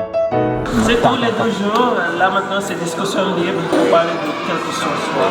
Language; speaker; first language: French; non-native, fluent; Filipino